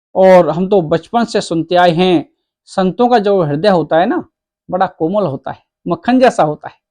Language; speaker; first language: Hindi; native; Hindi